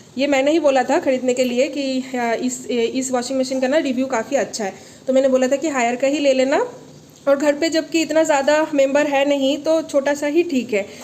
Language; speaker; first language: Hindi; non-native, local second language; Bangla